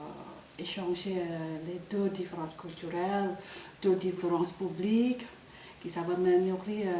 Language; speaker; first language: French; non-native, fluent; Indonesian